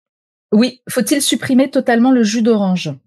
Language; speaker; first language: French; native; French